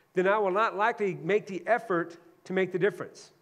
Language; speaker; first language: English; native; English